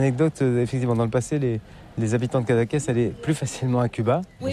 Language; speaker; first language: French; native; French